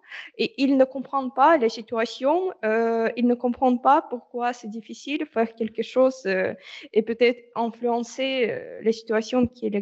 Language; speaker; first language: French; non-native, learner; Russian